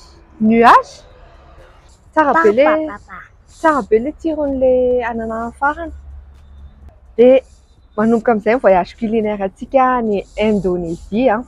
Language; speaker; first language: French; non-native, local second language; Malagasy